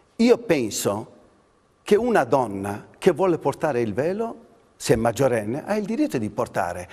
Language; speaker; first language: Italian; non-native, fluent; Persian